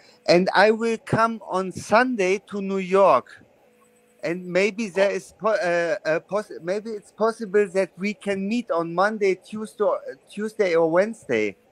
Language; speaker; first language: English; non-native, learner; German